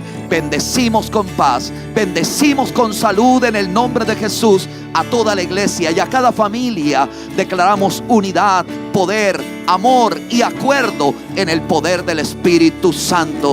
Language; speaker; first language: Spanish; native; Spanish